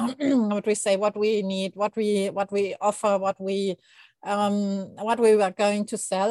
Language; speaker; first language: English; non-native, fluent; German